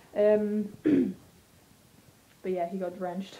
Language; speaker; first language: English; native; English